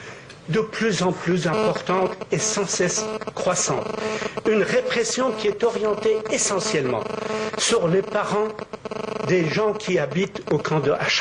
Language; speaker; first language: French; native; French